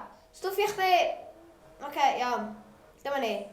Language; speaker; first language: Welsh; non-native, local second language; English